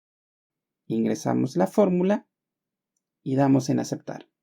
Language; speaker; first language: Spanish; native; Spanish